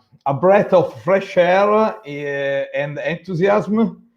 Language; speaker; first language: English; non-native, fluent; Italian